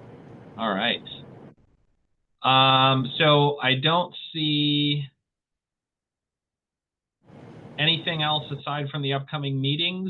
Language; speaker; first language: English; native; English